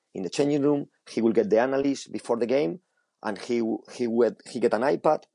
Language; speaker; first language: English; non-native, fluent; Spanish